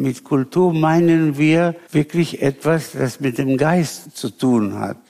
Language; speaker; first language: German; non-native, fluent; Spanish